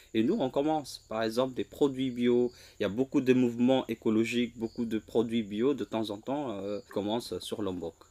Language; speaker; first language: French; non-native, fluent; Indonesian